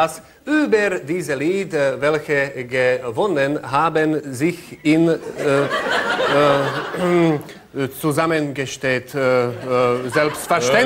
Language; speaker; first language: German; non-native, learner; Slovak